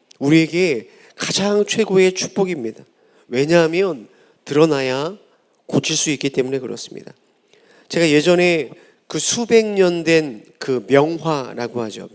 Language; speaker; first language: Korean; native; Korean